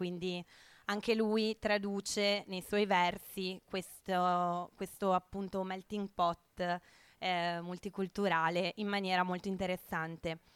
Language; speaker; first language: Italian; native; Italian